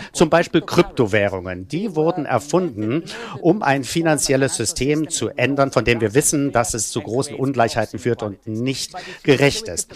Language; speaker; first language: German; non-native, fluent; Italian